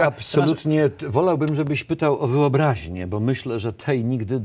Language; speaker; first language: Polish; native; Polish